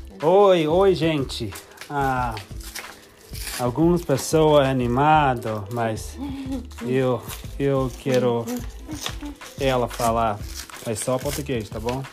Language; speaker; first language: Portuguese; non-native, learner; English